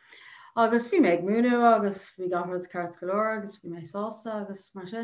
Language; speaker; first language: Irish; non-native, local second language; English